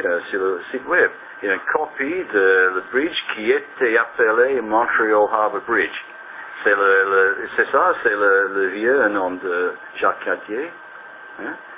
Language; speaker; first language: French; non-native, learner; English